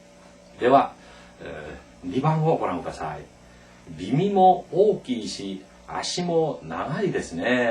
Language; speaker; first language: Japanese; non-native, fluent; Korean